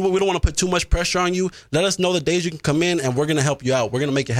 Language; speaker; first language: English; native; English